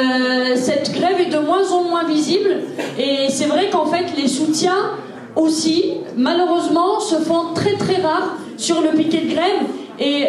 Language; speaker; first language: French; native; French